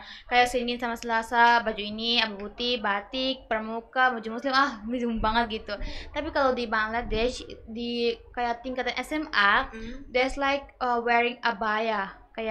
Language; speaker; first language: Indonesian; early bilingual, other home language; Bangla